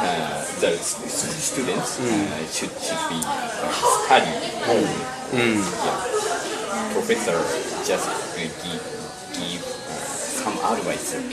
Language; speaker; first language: English; non-native, learner; Japanese